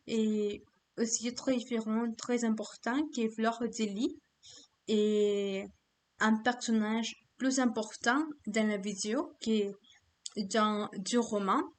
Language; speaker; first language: French; non-native, learner; Spanish